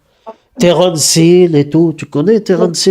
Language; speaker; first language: French; native; French